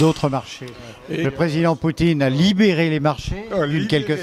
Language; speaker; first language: French; native; French